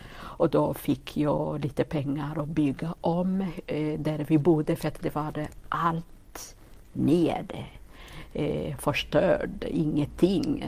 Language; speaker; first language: Swedish; non-native, fluent; Kinyarwanda